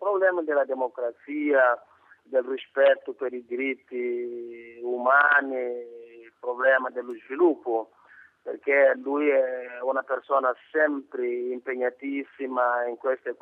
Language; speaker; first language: Italian; non-native, fluent; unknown